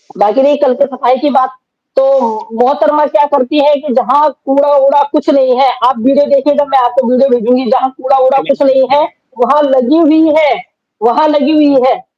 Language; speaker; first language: Hindi; native; Hindi